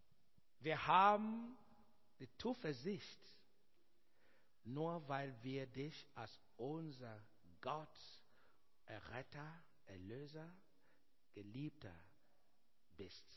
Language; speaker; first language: German; non-native, learner; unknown